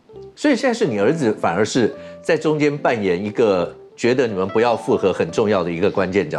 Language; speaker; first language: Chinese; native; Chinese